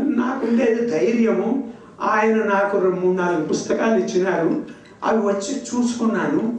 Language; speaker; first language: Telugu; non-native, local second language; Kannada